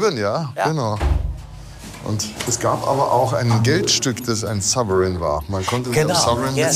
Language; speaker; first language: German; native; German